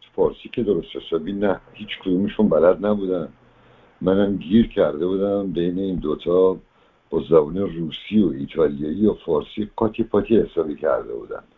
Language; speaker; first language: Persian; non-native, local second language; Italian